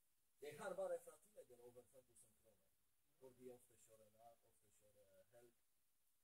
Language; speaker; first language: Norwegian; non-native, learner; Polish